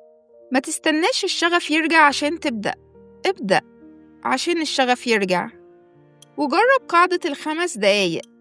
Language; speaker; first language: Arabic; native; Arabic